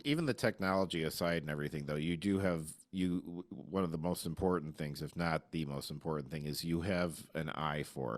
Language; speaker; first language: English; native; English